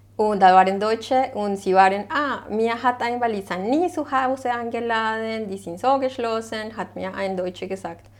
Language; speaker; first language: German; non-native, fluent; Spanish